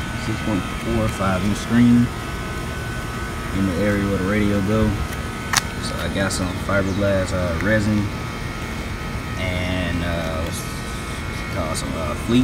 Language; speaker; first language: English; native; English